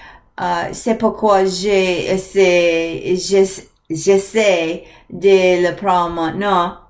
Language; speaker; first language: French; non-native, learner; English